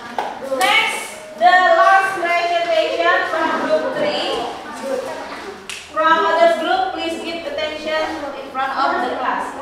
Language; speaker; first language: English; non-native, learner; Indonesian